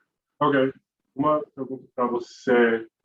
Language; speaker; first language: Portuguese; non-native, learner; English